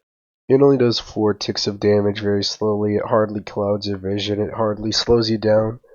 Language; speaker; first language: English; native; English